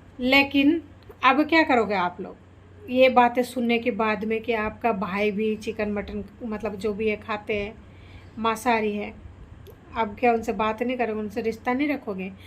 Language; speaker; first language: Hindi; non-native, local second language; Bangla